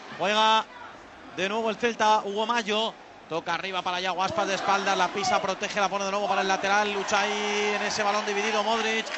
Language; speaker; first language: Spanish; native; Spanish